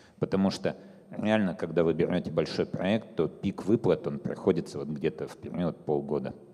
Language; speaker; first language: Russian; native; Russian